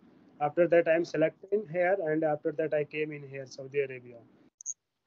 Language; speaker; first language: English; non-native, learner; Hindi